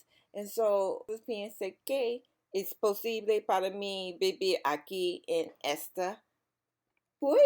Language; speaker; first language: Spanish; non-native, learner; English